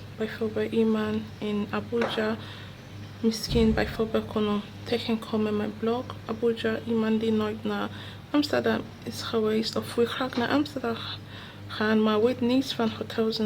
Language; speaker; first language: Dutch; non-native, learner; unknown